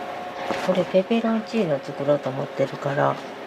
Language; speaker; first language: Japanese; native; Japanese